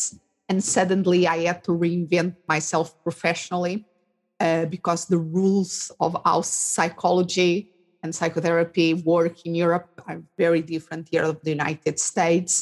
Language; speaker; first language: English; non-native, fluent; Portuguese